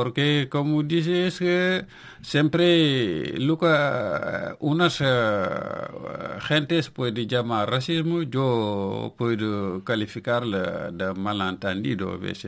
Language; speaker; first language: Spanish; non-native, local second language; Wolof